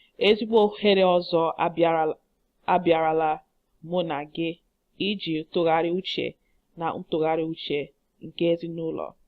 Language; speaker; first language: Igbo; non-native, learner; English